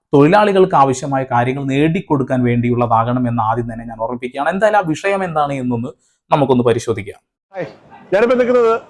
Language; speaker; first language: Malayalam; native; Malayalam